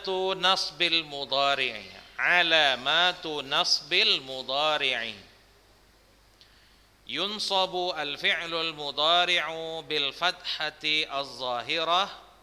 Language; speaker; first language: Arabic; non-native, fluent; Indonesian